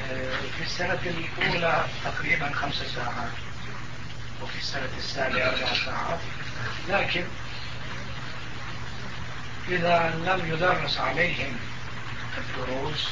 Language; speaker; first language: Arabic; non-native, fluent; Turkish